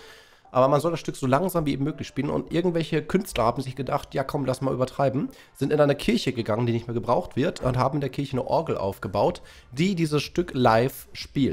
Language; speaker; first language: German; native; German